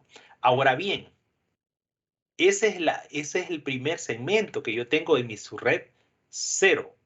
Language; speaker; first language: Spanish; native; Spanish